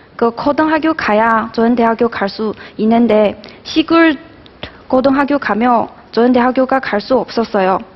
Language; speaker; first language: Korean; non-native, fluent; Chinese